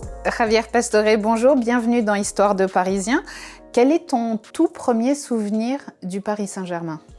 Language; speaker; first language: French; native; French